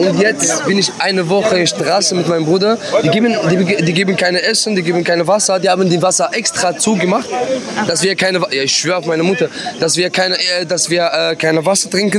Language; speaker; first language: German; non-native, learner; Arabic